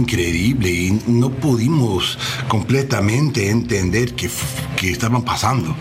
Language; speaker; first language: Spanish; non-native, learner; English